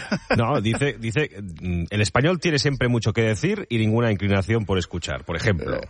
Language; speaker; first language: Spanish; non-native, local second language; Catalan